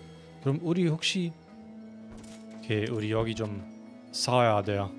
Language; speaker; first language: Korean; non-native, fluent; German